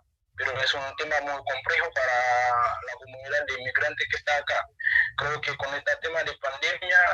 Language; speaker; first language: Spanish; non-native, learner; Haitian Creole